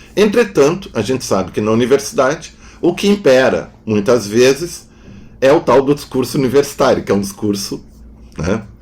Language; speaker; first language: Portuguese; non-native, local second language; German